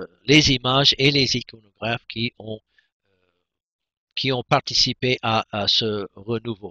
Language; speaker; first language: French; non-native, fluent; English